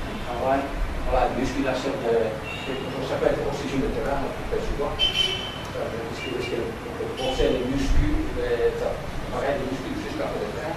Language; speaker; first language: French; non-native, learner; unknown